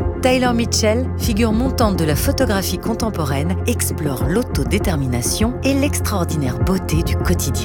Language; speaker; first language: French; early bilingual, other home language; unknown